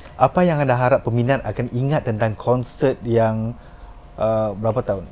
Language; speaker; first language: Malay; native; Malay